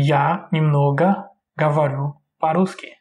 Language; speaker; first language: Russian; non-native, learner; Portuguese